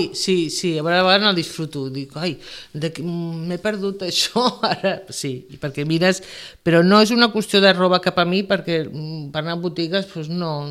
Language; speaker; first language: Catalan; non-native, local second language; Spanish